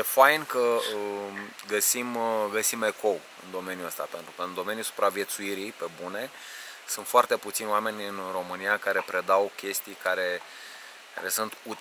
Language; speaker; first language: Romanian; native; Romanian